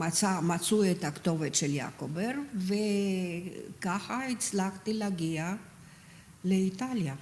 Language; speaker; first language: Hebrew; non-native, fluent; Romanian